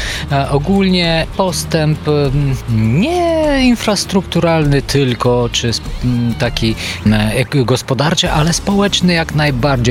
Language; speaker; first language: Polish; non-native, fluent; Bulgarian